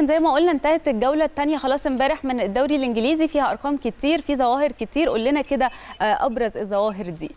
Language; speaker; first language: Arabic; native; Arabic